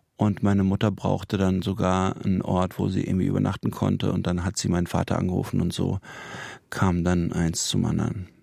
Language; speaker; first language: German; native; German